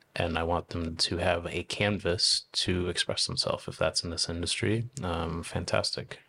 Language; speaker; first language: English; native; English